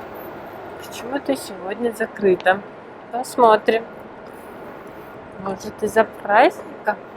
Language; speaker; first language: Russian; non-native, local second language; Kyrgyz